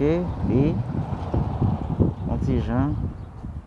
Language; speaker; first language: French; non-native, learner; Haitian Creole